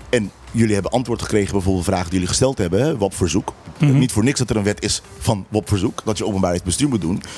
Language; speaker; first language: Dutch; non-native, local second language; Papiamento